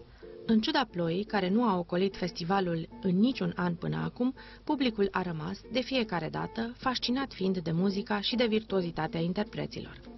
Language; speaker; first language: Romanian; native; Romanian